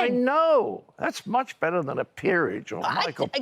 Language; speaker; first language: English; native; English